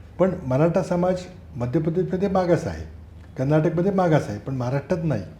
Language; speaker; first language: Marathi; native; Marathi